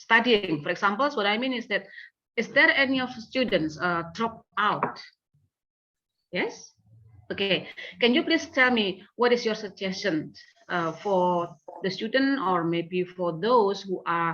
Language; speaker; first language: English; non-native, fluent; Indonesian